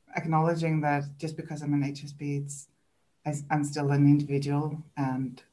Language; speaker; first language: English; non-native, fluent; Swedish